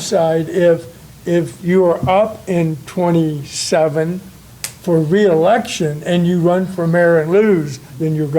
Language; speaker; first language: English; native; English